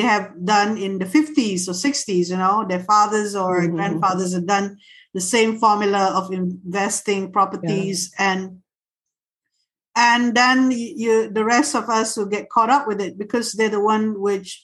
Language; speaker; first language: English; non-native, local second language; Malay